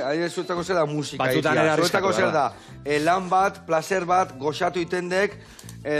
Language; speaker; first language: Basque; native; Basque